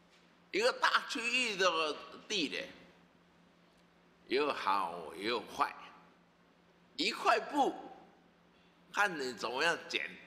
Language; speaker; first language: Chinese; native; Chinese